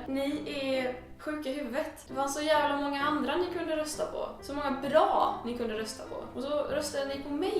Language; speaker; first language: Swedish; native; Swedish